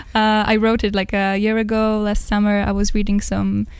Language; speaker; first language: English; non-native, fluent; Polish